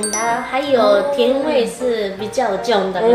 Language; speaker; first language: Chinese; non-native, learner; Japanese